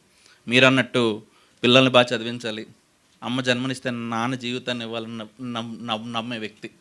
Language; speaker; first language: Telugu; native; Telugu